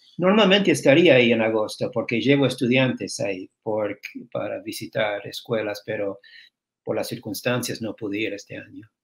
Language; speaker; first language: Spanish; non-native, fluent; English